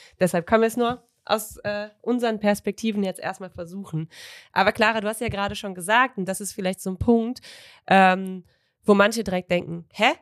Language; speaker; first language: German; native; German